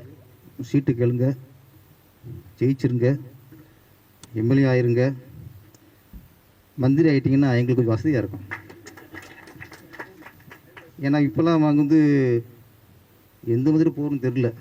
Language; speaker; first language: Tamil; native; Tamil